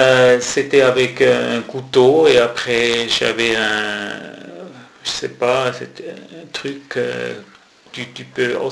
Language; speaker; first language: French; non-native, local second language; German